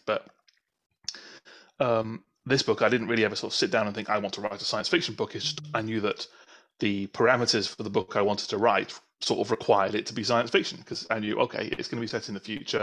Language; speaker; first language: English; native; English